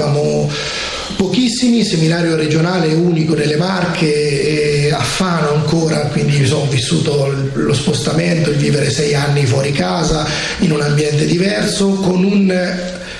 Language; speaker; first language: Italian; native; Italian